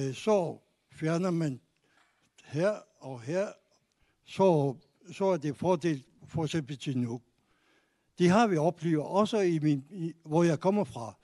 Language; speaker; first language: Danish; non-native, local second language; Kalaallisut